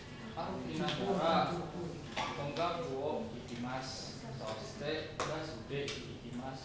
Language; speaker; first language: Japanese; non-native, learner; Indonesian